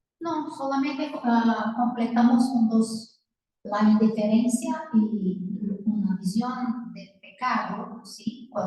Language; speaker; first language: Spanish; non-native, learner; Portuguese